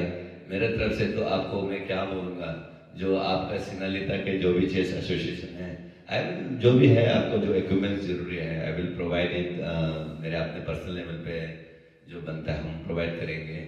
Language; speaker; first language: Hindi; non-native, local second language; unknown